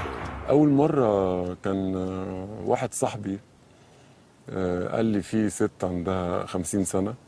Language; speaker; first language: Arabic; native; Arabic